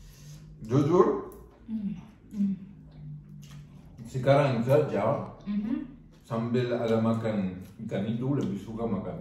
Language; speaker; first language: Indonesian; non-native, learner; French